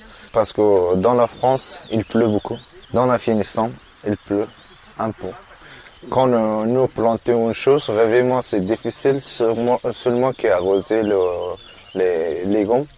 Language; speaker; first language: French; non-native, learner; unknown